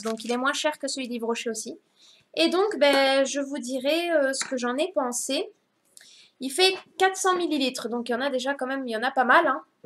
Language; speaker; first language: French; native; French